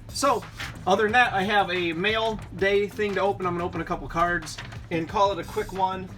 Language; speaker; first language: English; native; English